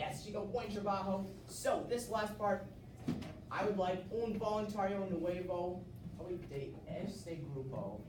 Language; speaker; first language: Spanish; non-native, learner; English